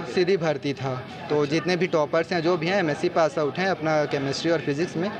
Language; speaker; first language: Hindi; native; Hindi